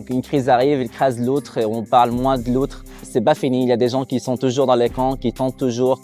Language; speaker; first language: French; non-native, fluent; Arabic